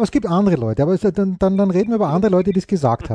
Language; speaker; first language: German; native; German